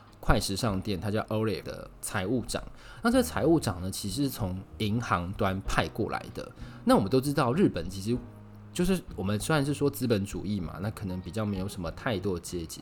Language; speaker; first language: Chinese; native; Chinese